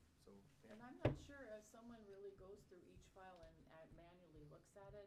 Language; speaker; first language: English; native; English